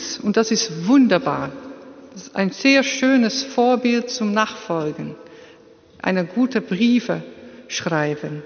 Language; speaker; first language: German; non-native, fluent; Dutch